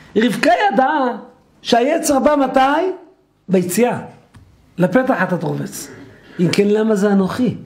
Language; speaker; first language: Hebrew; native; Hebrew